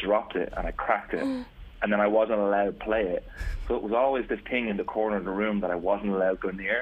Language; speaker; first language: English; native; English